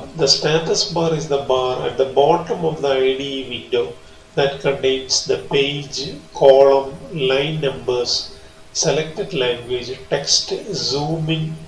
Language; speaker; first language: English; non-native, local second language; Malayalam